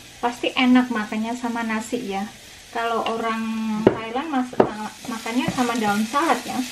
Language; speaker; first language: Indonesian; native; Indonesian